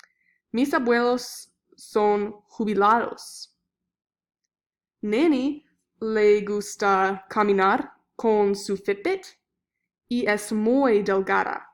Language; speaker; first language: Spanish; non-native, learner; English